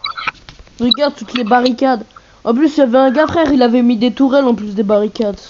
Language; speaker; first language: French; native; French